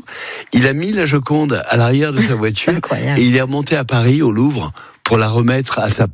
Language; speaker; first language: French; native; French